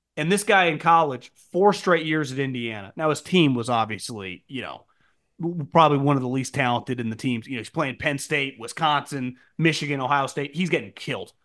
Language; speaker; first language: English; native; English